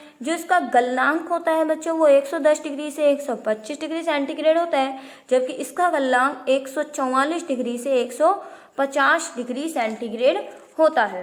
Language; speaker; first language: Hindi; native; Hindi